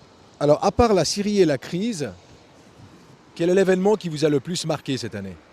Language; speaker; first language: French; native; French